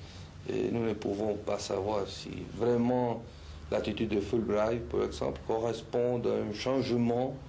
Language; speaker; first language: French; non-native, fluent; Spanish